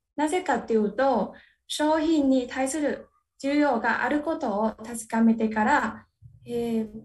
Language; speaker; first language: Japanese; non-native, fluent; Vietnamese